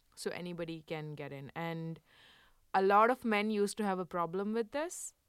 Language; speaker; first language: English; non-native, local second language; Hindi